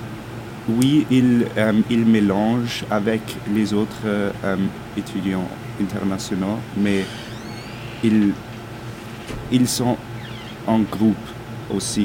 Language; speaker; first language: French; non-native, learner; German